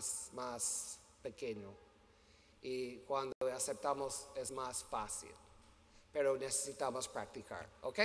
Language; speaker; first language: Spanish; non-native, learner; English